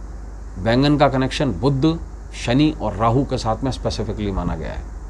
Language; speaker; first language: Hindi; native; Hindi